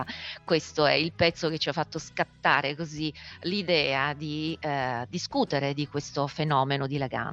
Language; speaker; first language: Italian; native; Italian